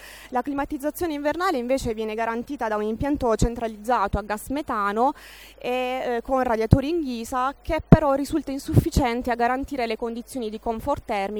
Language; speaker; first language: Italian; native; Italian